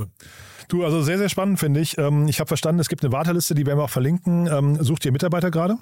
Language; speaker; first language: German; native; German